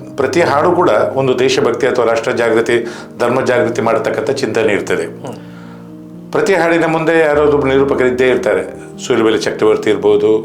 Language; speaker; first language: Kannada; non-native, local second language; Tulu